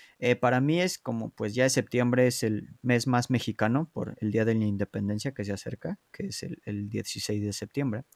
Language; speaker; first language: Spanish; native; Spanish